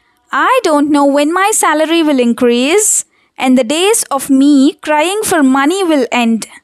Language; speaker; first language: English; non-native, local second language; Telugu